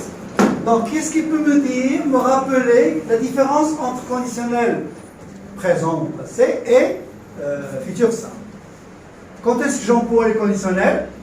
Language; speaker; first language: French; non-native, local second language; Arabic